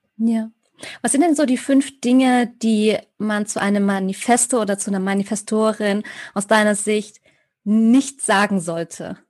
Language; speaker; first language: German; early bilingual, other home language; Vietnamese